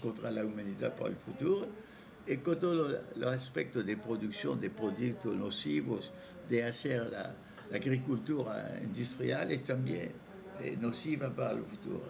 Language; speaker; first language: Spanish; non-native, fluent; French